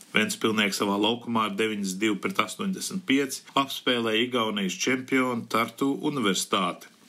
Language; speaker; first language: Latvian; early bilingual, heritage; Latvian